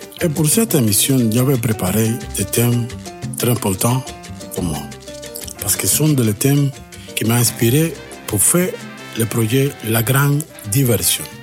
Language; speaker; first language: French; non-native, fluent; Spanish